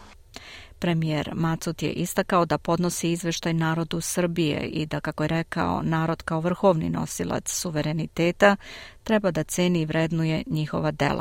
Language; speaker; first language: Croatian; native; Croatian